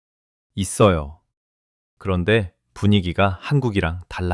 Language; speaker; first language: Korean; non-native, fluent; English